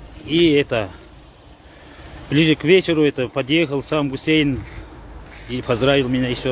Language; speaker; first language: Russian; non-native, learner; Kyrgyz